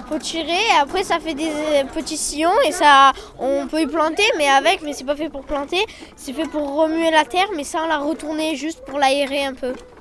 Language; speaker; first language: French; native; French